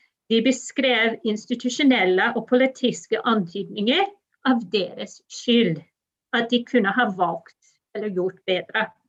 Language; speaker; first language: Norwegian; non-native, fluent; English